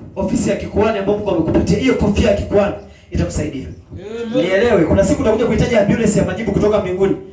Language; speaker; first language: Swahili; native; Swahili